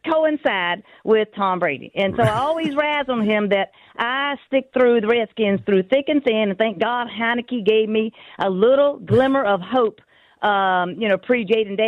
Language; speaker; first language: English; native; English